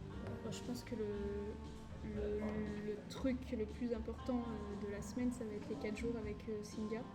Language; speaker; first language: French; native; French